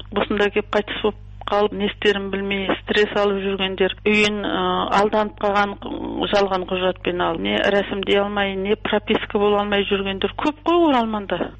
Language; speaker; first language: Kazakh; early bilingual, heritage; Kazakh